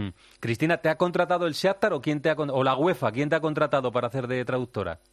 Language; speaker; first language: Spanish; native; Spanish